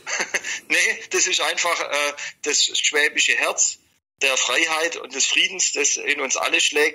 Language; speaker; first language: German; native; German